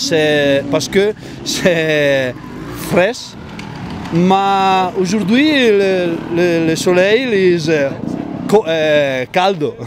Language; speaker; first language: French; non-native, learner; Italian